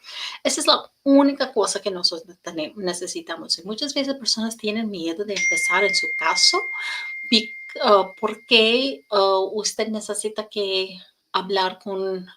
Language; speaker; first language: Spanish; non-native, learner; English